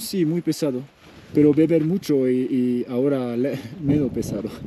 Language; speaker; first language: Spanish; non-native, learner; French